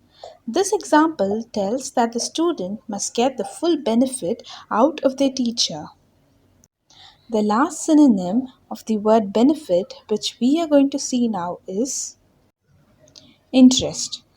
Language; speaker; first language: English; non-native, local second language; Tamil